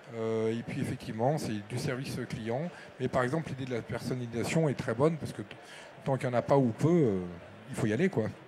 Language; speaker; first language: French; native; French